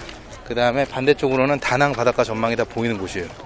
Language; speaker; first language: Korean; native; Korean